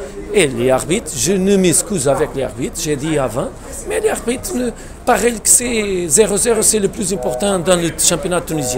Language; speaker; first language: French; non-native, learner; Portuguese